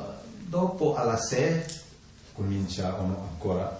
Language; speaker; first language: Italian; non-native, learner; Tibetan